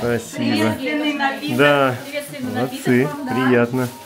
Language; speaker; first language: Russian; native; Russian